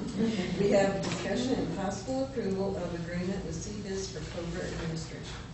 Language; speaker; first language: English; native; English